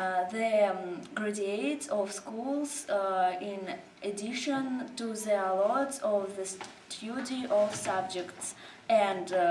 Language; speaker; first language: English; non-native, learner; Russian